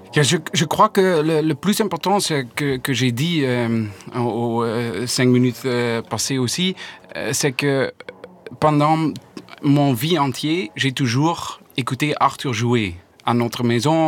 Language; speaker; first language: French; non-native, learner; Dutch